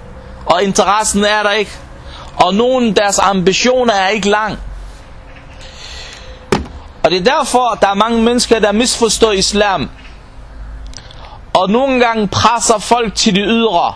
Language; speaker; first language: Danish; non-native, local second language; Arabic